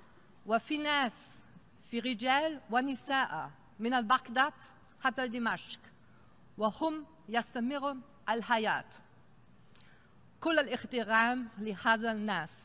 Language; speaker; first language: Arabic; non-native, fluent; German